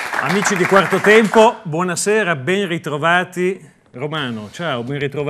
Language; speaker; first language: Italian; native; Italian